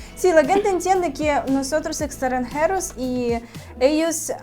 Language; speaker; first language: Spanish; non-native, learner; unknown